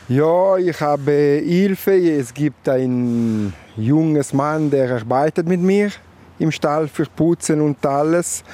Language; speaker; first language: German; non-native, local second language; Italian